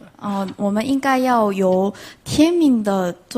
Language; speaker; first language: Chinese; non-native, fluent; Korean